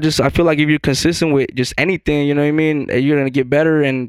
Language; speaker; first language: English; native; English